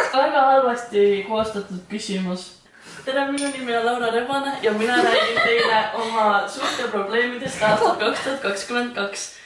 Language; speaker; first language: Estonian; native; Estonian